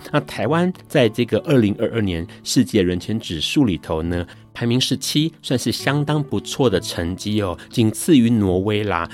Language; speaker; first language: Chinese; native; Chinese